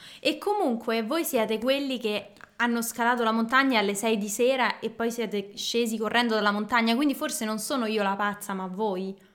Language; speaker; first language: Italian; native; Italian